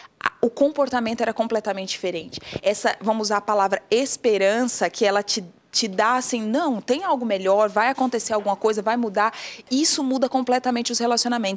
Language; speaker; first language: Portuguese; native; Portuguese